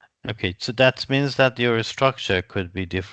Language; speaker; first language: English; non-native, fluent; Persian